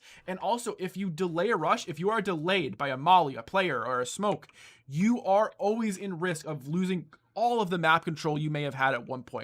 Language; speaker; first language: English; native; English